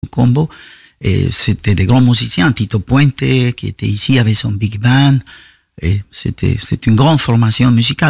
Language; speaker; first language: French; non-native, fluent; Spanish